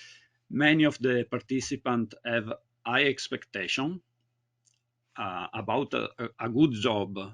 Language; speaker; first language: English; non-native, learner; Italian